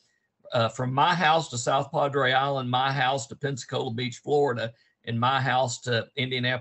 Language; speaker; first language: English; native; English